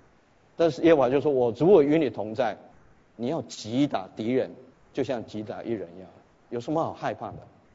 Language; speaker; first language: Chinese; native; Chinese